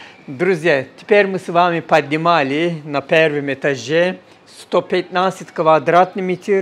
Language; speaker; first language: Russian; non-native, fluent; Turkish